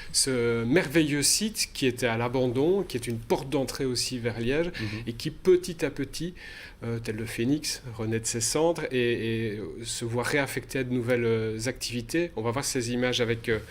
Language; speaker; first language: French; native; French